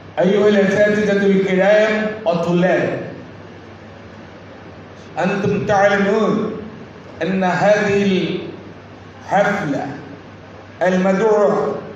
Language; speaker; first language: Arabic; non-native, learner; Bangla